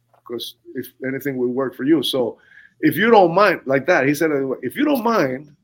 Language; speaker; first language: English; non-native, fluent; Spanish